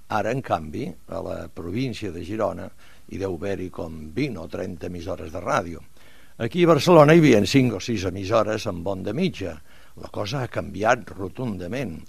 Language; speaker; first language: Catalan; native; Catalan